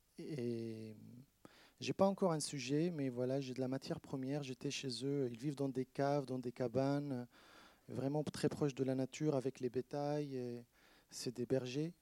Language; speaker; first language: French; non-native, fluent; Arabic